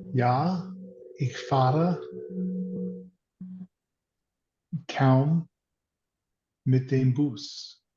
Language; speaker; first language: German; non-native, learner; English